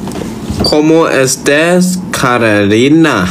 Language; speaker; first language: Spanish; non-native, learner; Thai